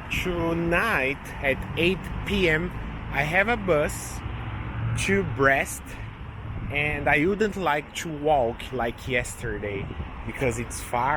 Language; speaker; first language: English; non-native, local second language; Portuguese